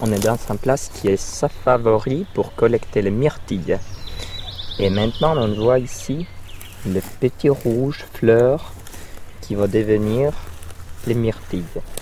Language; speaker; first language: French; non-native, fluent; Finnish